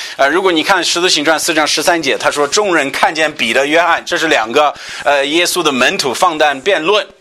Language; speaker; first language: Chinese; non-native, fluent; English